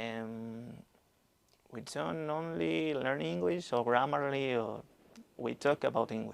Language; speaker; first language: English; non-native, learner; Spanish